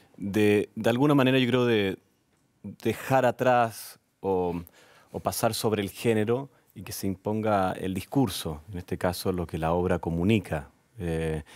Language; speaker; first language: Spanish; native; Spanish